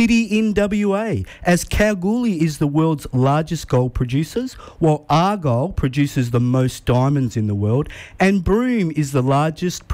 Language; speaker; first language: English; native; English